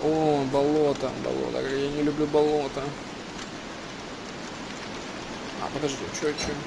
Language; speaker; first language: Russian; native; Russian